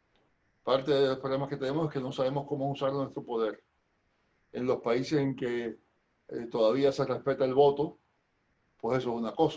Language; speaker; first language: Spanish; native; Spanish